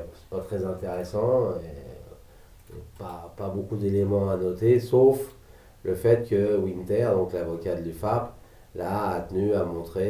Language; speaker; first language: French; native; French